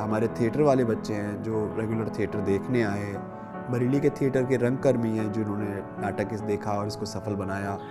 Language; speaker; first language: Hindi; native; Hindi